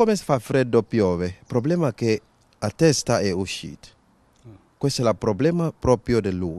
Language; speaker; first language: Italian; non-native, learner; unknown